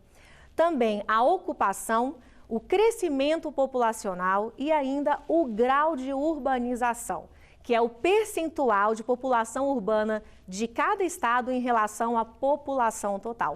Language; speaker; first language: Portuguese; native; Portuguese